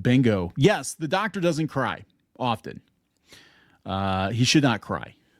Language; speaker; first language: English; native; English